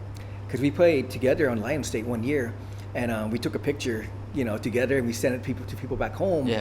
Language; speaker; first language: English; early bilingual, other home language; Thai